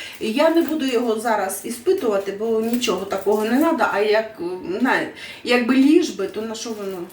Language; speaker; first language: Ukrainian; non-native, local second language; Russian